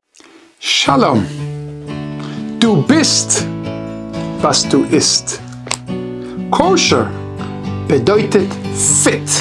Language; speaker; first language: German; non-native, fluent; English